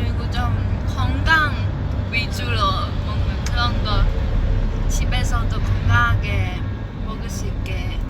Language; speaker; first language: Korean; non-native, fluent; Chinese